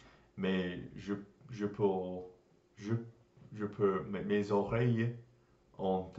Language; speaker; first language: French; non-native, learner; English